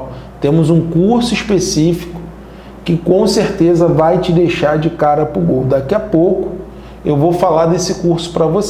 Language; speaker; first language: Portuguese; native; Portuguese